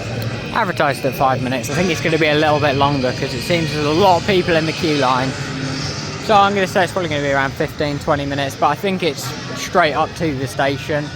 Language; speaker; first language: English; native; English